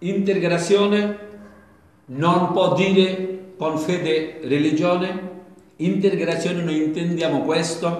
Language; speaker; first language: Italian; non-native, learner; Bangla